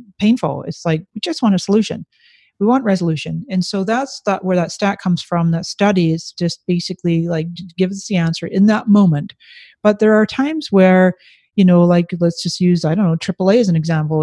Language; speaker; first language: English; native; English